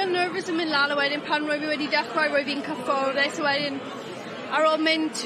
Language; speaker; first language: Welsh; non-native, local second language; English